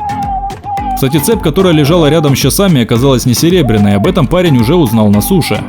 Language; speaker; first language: Russian; native; Russian